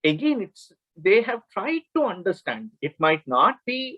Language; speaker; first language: English; non-native, local second language; Kannada